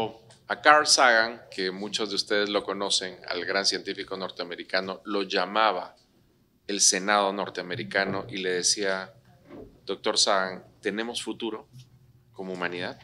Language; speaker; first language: Spanish; native; Spanish